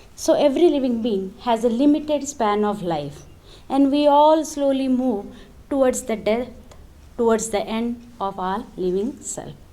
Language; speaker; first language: English; non-native, local second language; Marathi